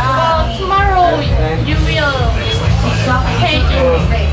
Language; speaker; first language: English; non-native, learner; Korean